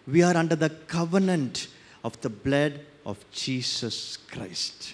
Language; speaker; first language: English; non-native, local second language; Tamil